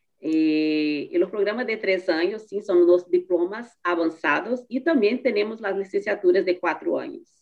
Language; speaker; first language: Spanish; non-native, learner; Portuguese